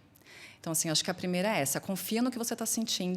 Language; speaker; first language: Portuguese; native; Portuguese